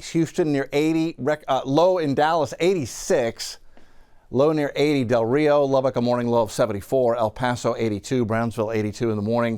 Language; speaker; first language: English; native; English